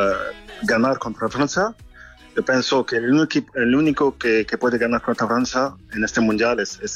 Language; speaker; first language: Spanish; non-native, fluent; French